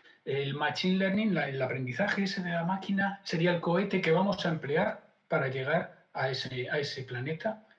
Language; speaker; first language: Spanish; native; Spanish